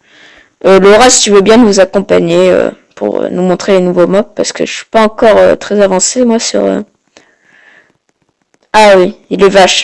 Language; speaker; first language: French; native; French